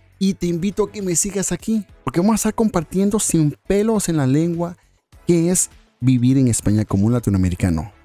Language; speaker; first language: Spanish; early bilingual, heritage; Spanish